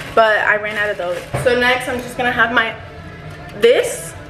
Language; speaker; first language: English; early bilingual, other home language; Spanish